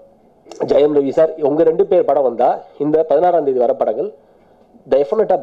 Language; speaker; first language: Tamil; native; Tamil